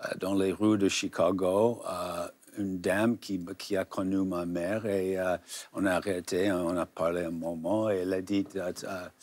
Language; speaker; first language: French; non-native, fluent; English